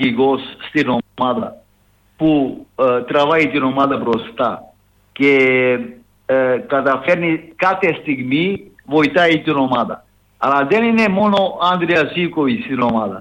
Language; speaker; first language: Greek; non-native, fluent; Serbian